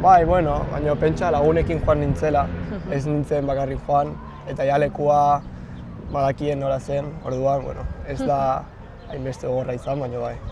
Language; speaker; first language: Basque; non-native, local second language; Spanish